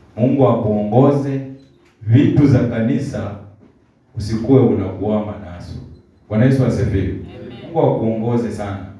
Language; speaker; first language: Swahili; native; Swahili